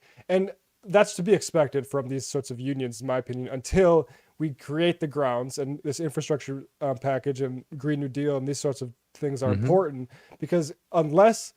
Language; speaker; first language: English; native; English